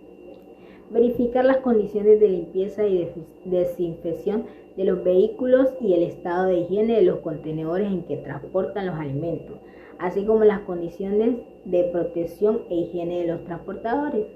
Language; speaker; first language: Spanish; native; Spanish